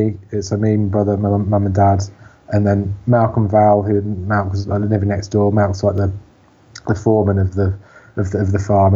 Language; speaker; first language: English; native; English